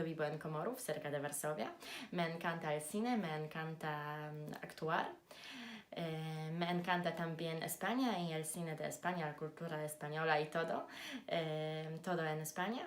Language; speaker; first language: Spanish; non-native, learner; Polish